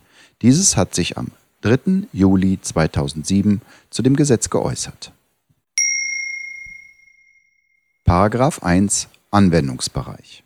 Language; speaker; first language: German; native; German